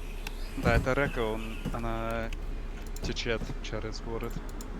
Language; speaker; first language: Russian; non-native, learner; English